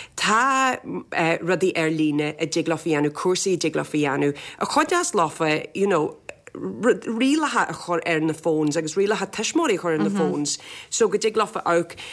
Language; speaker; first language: Irish; native; Irish